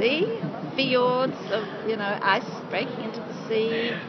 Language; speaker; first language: English; native; English